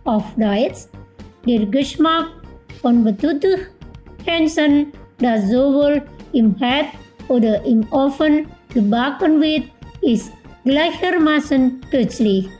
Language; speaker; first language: German; non-native, fluent; Indonesian